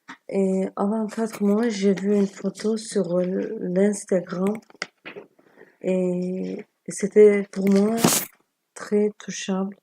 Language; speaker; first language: French; non-native, learner; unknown